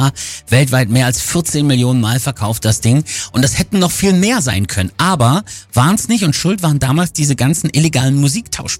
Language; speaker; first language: German; native; German